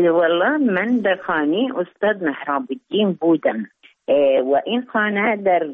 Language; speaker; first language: Persian; non-native, learner; Arabic